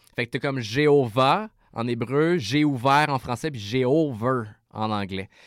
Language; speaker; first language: French; native; French